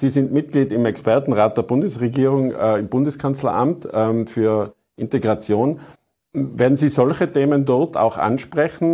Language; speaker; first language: German; native; German